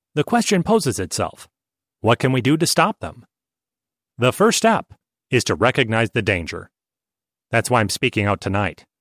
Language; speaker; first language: English; non-native, fluent; Hungarian